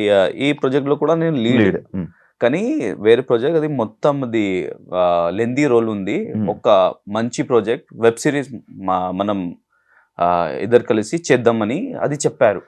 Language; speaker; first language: Telugu; non-native, learner; Hindi